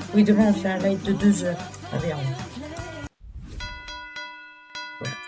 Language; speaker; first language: French; native; French